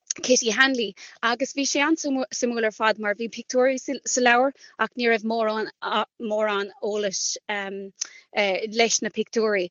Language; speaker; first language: Irish; non-native, local second language; English